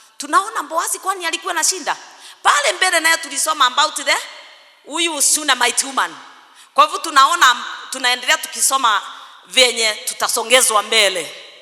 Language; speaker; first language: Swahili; non-native, local second language; Kikuyu